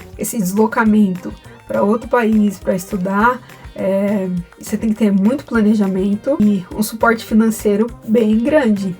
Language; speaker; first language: Portuguese; native; Portuguese